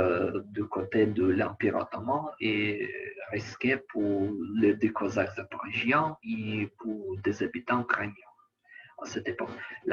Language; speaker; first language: French; non-native, learner; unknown